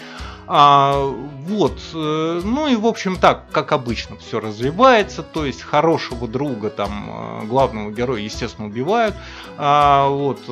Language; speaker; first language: Russian; native; Russian